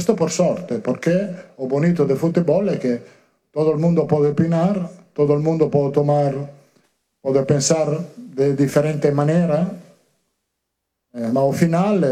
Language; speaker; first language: Portuguese; non-native, fluent; Italian